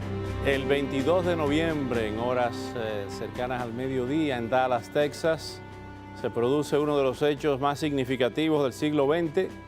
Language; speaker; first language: Spanish; native; Spanish